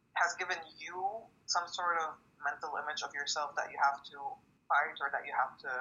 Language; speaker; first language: English; non-native, fluent; French